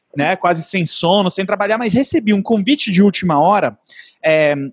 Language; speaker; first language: Portuguese; non-native, fluent; Italian